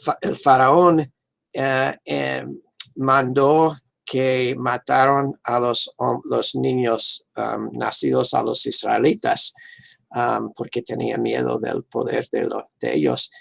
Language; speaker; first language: Spanish; non-native, fluent; English